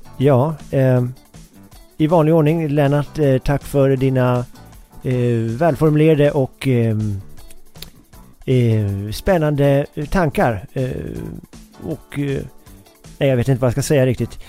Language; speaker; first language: Swedish; native; Swedish